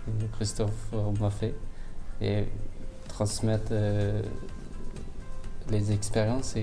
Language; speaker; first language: French; non-native, fluent; Turkish